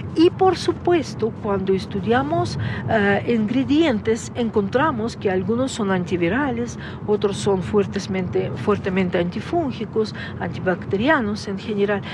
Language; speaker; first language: Spanish; non-native, fluent; Russian